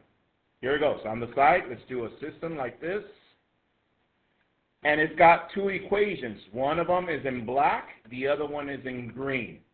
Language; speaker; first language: English; native; English